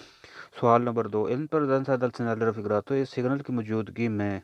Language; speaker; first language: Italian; non-native, learner; Urdu